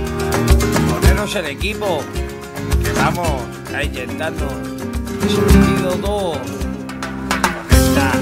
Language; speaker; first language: Spanish; native; Spanish